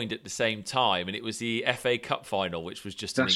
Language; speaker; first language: English; native; English